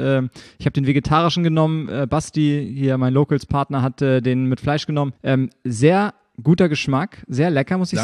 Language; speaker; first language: German; native; German